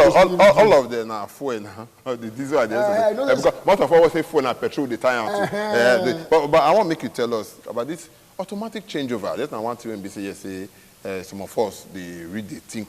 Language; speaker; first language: English; non-native, local second language; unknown